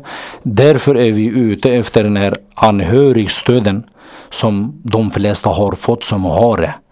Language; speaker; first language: Swedish; early bilingual, other home language; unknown